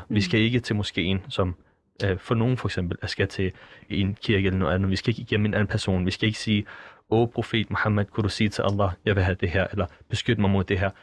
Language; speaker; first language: Danish; early bilingual, other home language; Arabic